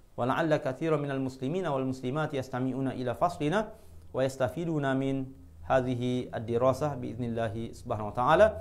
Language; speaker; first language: Arabic; non-native, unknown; Malay